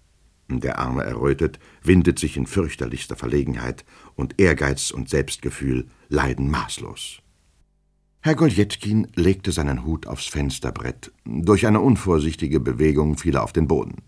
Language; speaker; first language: German; native; German